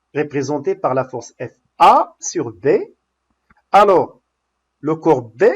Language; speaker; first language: French; non-native, local second language; Arabic